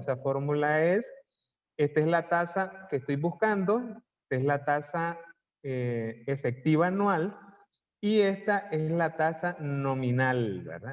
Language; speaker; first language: Spanish; native; Spanish